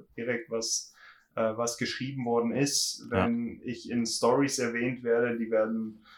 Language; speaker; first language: German; native; German